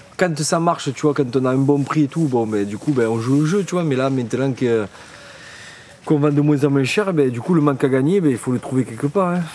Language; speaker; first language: French; native; French